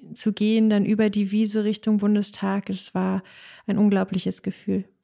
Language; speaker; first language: German; native; German